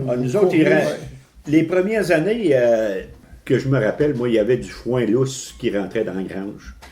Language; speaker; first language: French; native; French